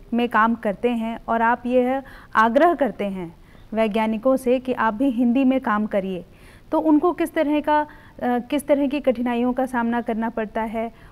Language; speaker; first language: Hindi; native; Hindi